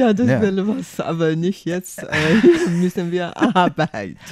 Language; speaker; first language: German; non-native, fluent; Chinese